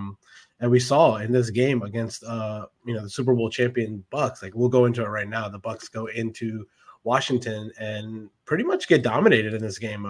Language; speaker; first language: English; native; English